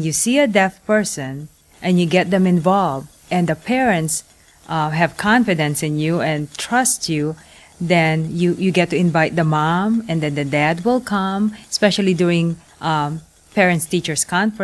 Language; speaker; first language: English; non-native, local second language; Pampanga